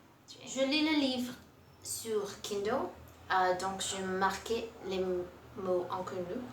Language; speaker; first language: French; non-native, learner; Portuguese